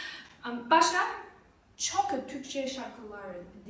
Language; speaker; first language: Turkish; non-native, learner; Chinese